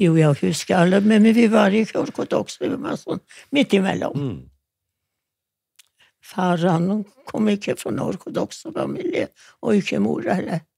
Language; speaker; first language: Norwegian; non-native, fluent; Yiddish